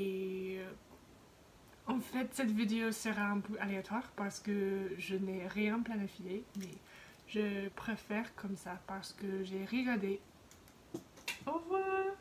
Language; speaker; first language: French; non-native, fluent; English